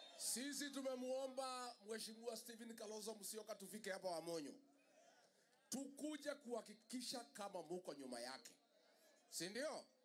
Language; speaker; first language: Swahili; non-native, local second language; Kikuyu